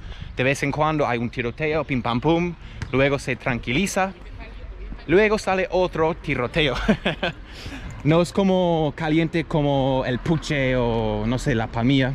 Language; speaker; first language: Spanish; native; Spanish